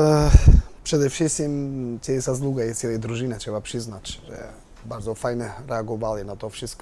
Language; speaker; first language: Polish; non-native, learner; Albanian